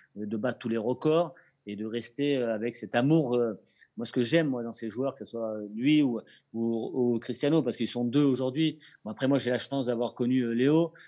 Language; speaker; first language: French; native; French